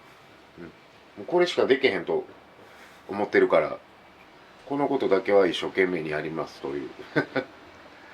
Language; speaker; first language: Japanese; native; Japanese